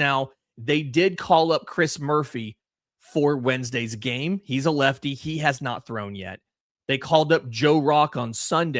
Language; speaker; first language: English; native; English